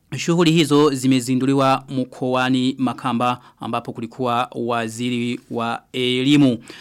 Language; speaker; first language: Swahili; non-native, local second language; Rundi